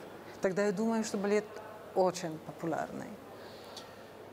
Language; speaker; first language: Russian; non-native, fluent; Slovenian